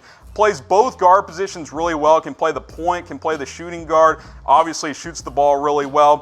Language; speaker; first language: English; native; English